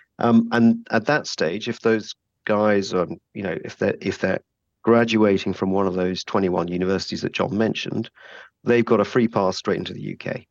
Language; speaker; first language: English; native; English